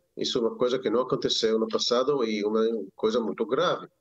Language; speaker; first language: Portuguese; non-native, learner; Hebrew